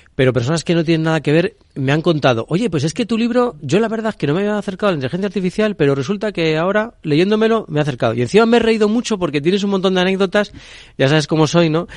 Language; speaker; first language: Spanish; native; Spanish